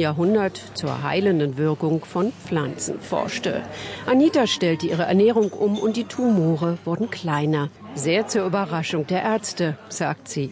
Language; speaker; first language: German; native; German